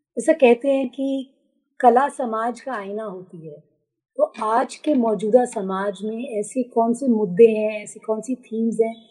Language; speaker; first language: Hindi; native; Hindi